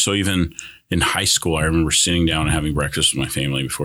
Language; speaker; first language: English; early bilingual, other home language; Spanish